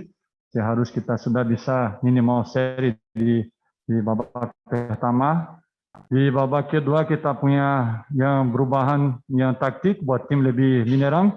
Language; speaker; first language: Indonesian; non-native, fluent; Portuguese